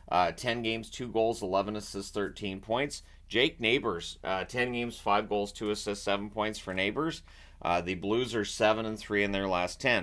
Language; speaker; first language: English; native; English